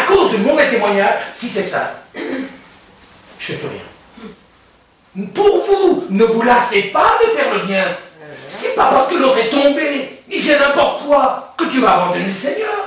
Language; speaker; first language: French; native; French